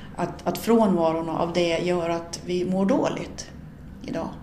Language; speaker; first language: Swedish; native; Swedish